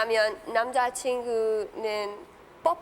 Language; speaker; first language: Korean; non-native, learner; English